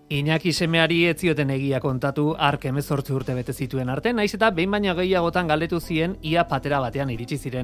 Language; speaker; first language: Basque; native; Basque